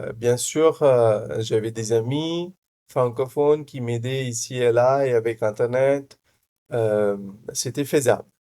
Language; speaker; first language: French; non-native, fluent; Hindi